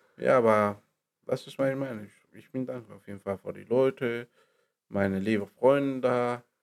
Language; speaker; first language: German; non-native, learner; Spanish